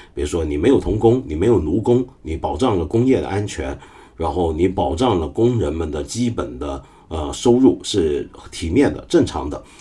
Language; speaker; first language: Chinese; non-native, local second language; Cantonese